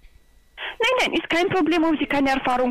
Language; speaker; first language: German; non-native, learner; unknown